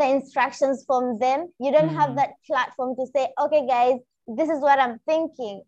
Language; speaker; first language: English; non-native, local second language; Swahili